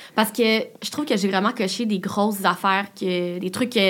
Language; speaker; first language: French; native; French